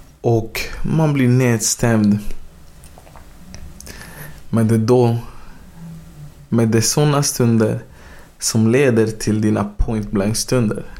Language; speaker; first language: Swedish; early bilingual, other home language; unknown